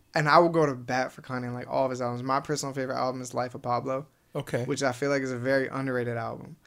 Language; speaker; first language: English; native; English